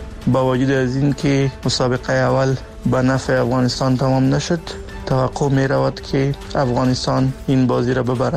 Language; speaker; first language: Persian; native; Persian